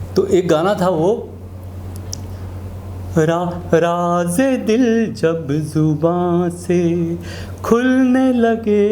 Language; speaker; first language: Hindi; native; Hindi